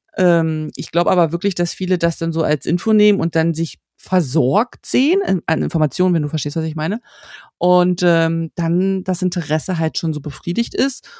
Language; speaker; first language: German; native; German